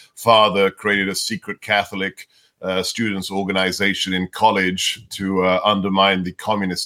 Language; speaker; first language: English; non-native, local second language; Hungarian